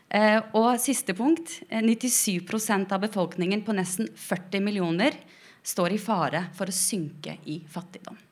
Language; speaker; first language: Norwegian; early bilingual, other home language; Persian